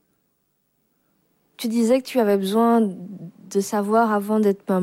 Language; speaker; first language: French; native; French